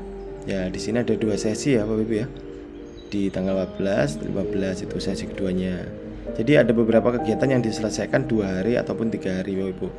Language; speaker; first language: Indonesian; native; Indonesian